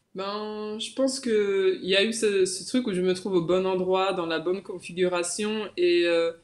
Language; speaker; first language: French; native; French